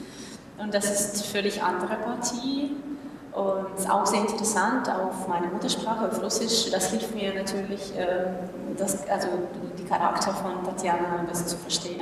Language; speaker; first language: German; non-native, fluent; Russian